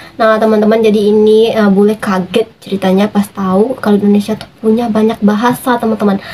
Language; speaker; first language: Indonesian; native; Indonesian